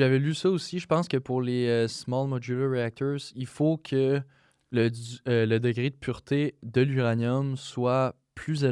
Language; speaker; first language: French; native; French